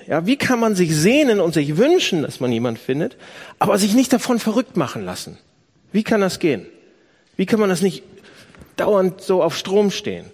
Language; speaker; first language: German; native; German